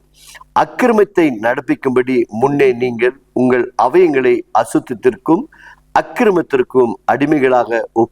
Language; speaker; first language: Tamil; native; Tamil